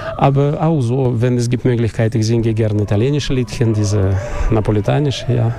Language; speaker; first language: German; non-native, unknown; Russian